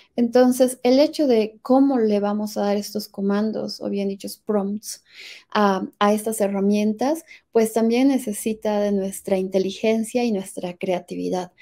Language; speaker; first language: Spanish; native; Spanish